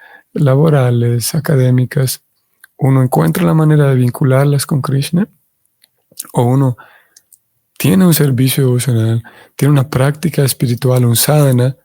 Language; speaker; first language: Spanish; native; Spanish